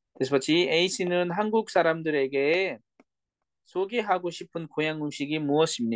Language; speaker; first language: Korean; non-native, fluent; Nepali